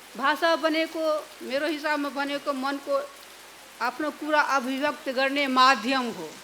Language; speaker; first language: Nepali; non-native, local second language; Maithili